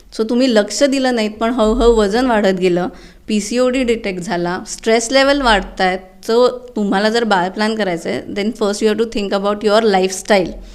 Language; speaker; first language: Marathi; native; Marathi